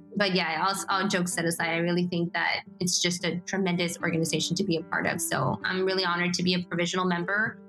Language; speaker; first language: English; native; English